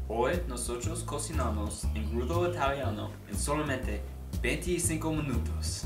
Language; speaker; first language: Spanish; non-native, learner; English